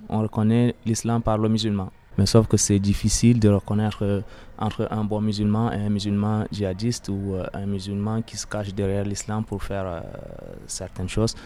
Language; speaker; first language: French; non-native, fluent; Arabic